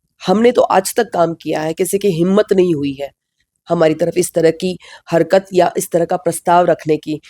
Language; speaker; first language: Hindi; non-native, local second language; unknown